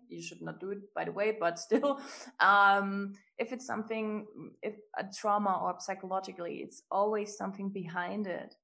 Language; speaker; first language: English; non-native, fluent; German